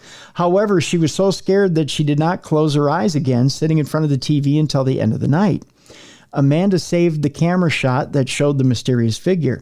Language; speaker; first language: English; native; English